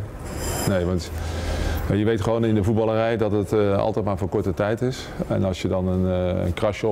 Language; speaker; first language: Dutch; native; Dutch